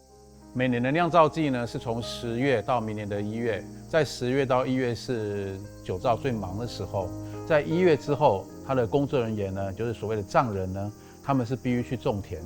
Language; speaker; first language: Chinese; native; Chinese